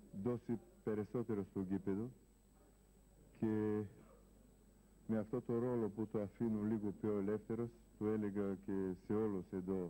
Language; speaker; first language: Greek; non-native, fluent; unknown